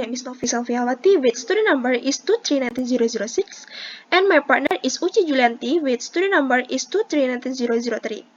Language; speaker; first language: English; non-native, learner; Indonesian